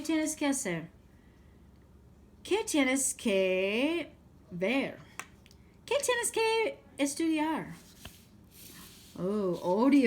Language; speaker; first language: Spanish; non-native, fluent; English